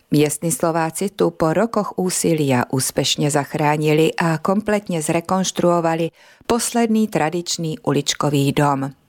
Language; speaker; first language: Slovak; non-native, local second language; Hungarian